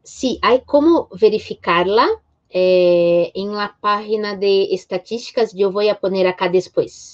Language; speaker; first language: Spanish; non-native, fluent; Portuguese